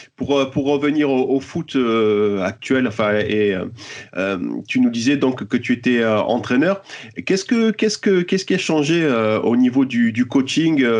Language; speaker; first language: French; native; French